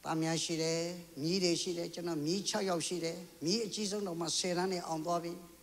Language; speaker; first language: Burmese; non-native, local second language; S'gaw Karen